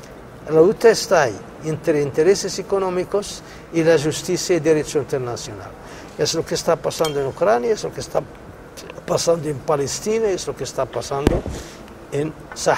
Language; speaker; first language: Spanish; non-native, local second language; Arabic